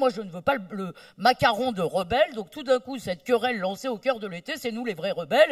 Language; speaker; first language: French; native; French